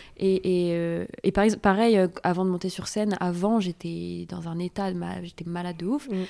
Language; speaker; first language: French; native; French